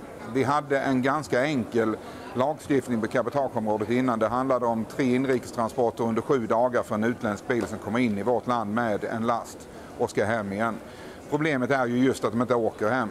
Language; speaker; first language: Swedish; native; Swedish